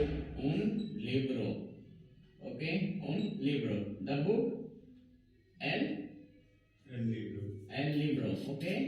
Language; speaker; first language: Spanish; non-native, learner; Hindi